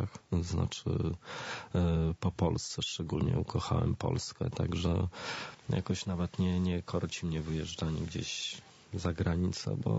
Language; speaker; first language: Polish; native; Polish